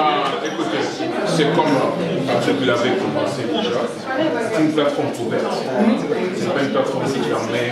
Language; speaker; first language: French; non-native, local second language; Lingala